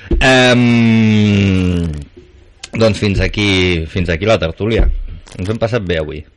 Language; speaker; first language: Catalan; native; Catalan